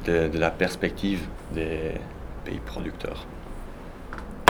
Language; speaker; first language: French; non-native, learner; Italian